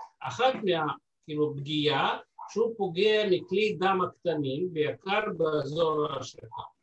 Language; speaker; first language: Hebrew; non-native, fluent; Russian